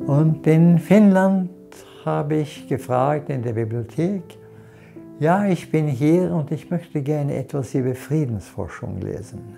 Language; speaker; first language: German; non-native, fluent; Norwegian